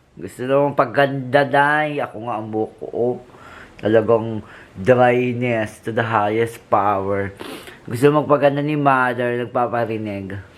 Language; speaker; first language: Filipino; native; Filipino